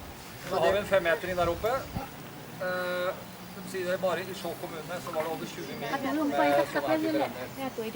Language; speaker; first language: Norwegian; native; Norwegian